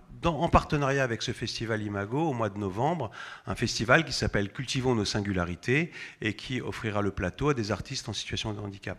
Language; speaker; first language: French; native; French